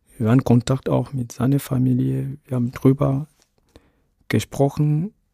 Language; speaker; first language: German; non-native, fluent; Ewe